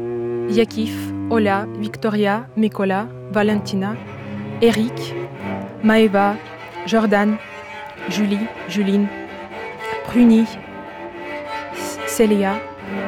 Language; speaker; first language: French; non-native, fluent; Ukrainian